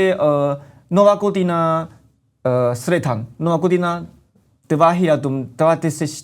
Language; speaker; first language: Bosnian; non-native, learner; Chinese